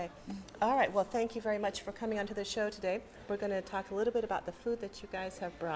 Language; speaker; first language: English; native; English